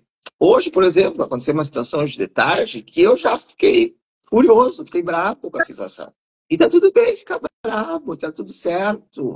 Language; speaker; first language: Portuguese; native; Portuguese